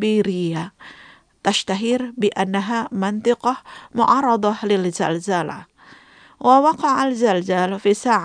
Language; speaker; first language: Arabic; non-native, fluent; Indonesian